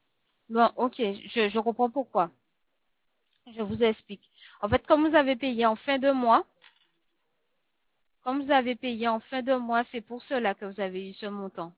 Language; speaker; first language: French; native; French